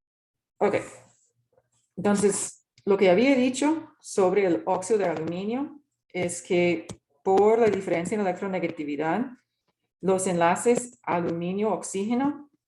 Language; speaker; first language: Spanish; non-native, fluent; English